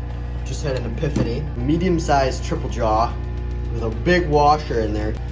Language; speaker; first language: English; native; English